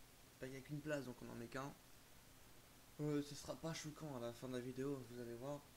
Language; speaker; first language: French; native; French